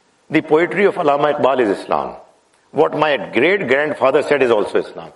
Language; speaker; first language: English; non-native, local second language; Urdu